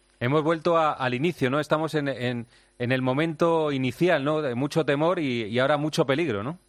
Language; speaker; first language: Spanish; native; Spanish